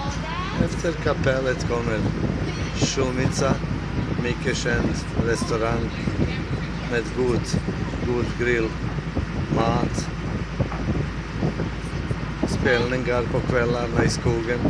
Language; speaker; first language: Swedish; non-native, fluent; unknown